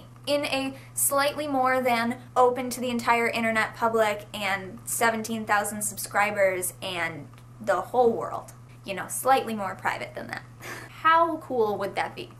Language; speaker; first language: English; native; English